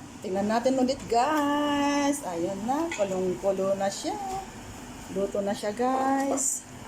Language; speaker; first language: Filipino; non-native, local second language; Iloko